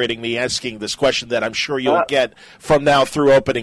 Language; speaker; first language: English; native; English